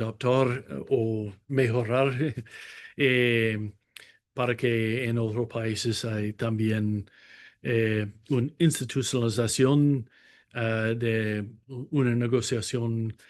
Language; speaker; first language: Spanish; non-native, fluent; English